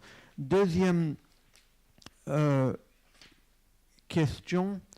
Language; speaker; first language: French; non-native, fluent; English